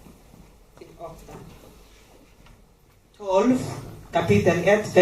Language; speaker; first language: Swedish; non-native, learner; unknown